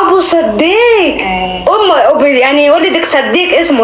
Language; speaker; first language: Arabic; native; Arabic